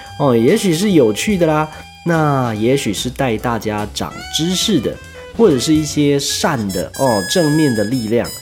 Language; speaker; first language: Chinese; native; Chinese